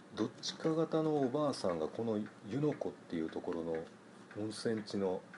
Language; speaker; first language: Japanese; native; Japanese